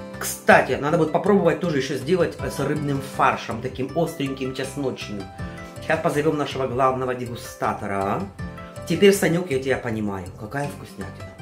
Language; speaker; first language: Russian; native; Russian